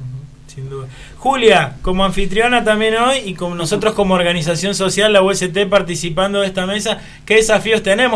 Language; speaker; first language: Spanish; native; Spanish